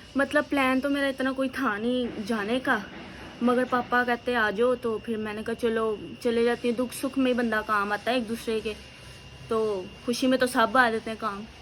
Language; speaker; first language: Hindi; native; Hindi